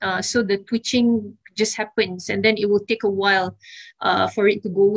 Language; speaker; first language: English; non-native, local second language; Malay